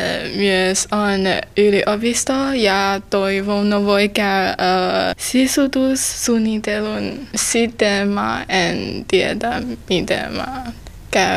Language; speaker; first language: Finnish; non-native, learner; Chinese